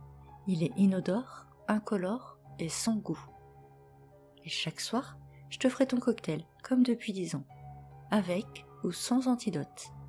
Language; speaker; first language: French; native; French